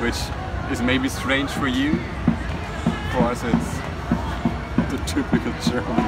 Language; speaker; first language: English; non-native, fluent; German